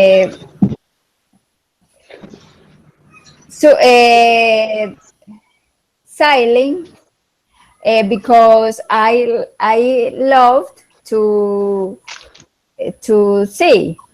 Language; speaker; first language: English; non-native, learner; Spanish